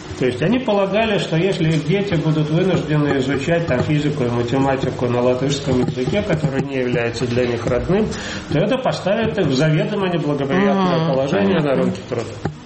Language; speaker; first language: Russian; native; Russian